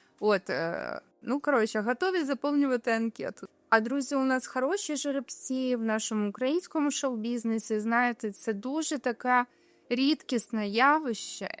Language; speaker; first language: Ukrainian; native; Ukrainian